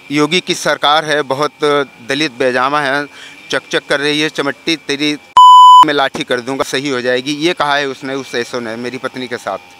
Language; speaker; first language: Hindi; native; Hindi